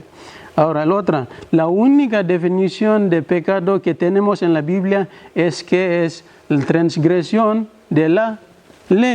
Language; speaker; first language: Spanish; non-native, learner; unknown